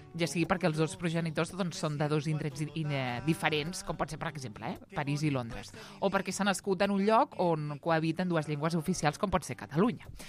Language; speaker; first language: Catalan; native; Catalan